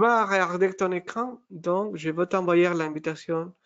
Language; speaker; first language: French; non-native, fluent; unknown